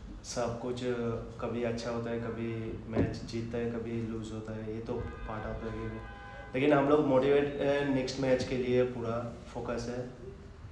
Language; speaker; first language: Hindi; non-native, local second language; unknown